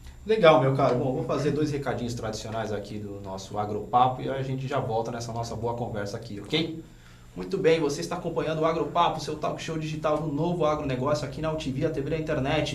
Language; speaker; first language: Portuguese; native; Portuguese